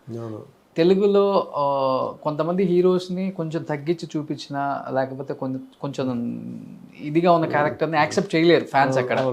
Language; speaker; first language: Telugu; native; Telugu